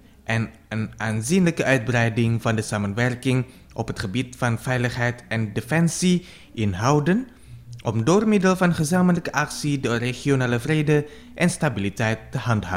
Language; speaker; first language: Dutch; non-native, fluent; Indonesian